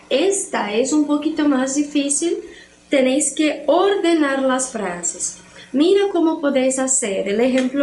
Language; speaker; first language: Spanish; non-native, fluent; Portuguese